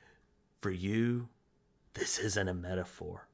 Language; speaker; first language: English; native; English